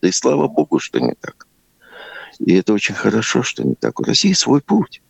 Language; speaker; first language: Russian; native; Russian